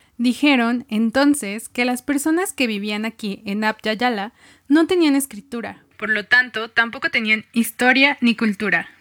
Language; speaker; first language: Spanish; native; Spanish